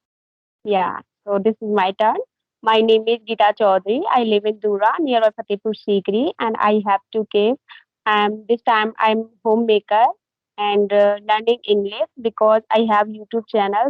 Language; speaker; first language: English; non-native, learner; Hindi